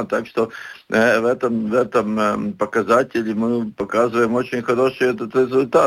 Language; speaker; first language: Russian; non-native, local second language; Latvian